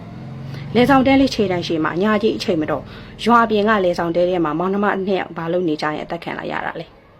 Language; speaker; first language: Burmese; native; Burmese